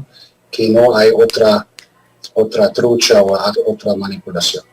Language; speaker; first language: Spanish; non-native, fluent; German